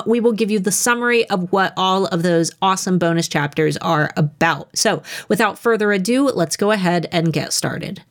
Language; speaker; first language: English; native; English